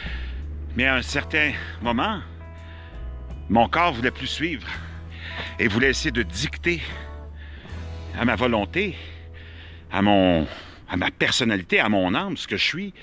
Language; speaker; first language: French; native; French